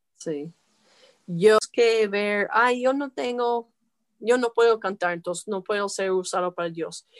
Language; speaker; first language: Spanish; non-native, fluent; English